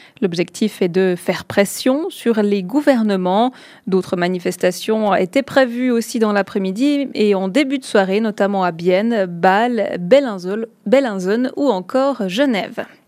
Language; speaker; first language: French; native; French